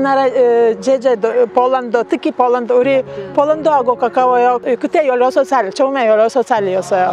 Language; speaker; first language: Korean; non-native, learner; Lithuanian